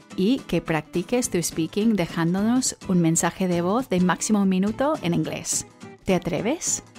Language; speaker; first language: Spanish; native; Spanish